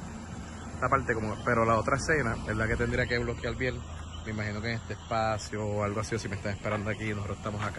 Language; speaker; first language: Spanish; native; Spanish